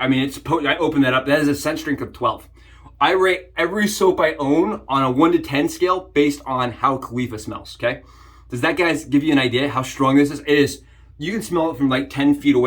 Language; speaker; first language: English; native; English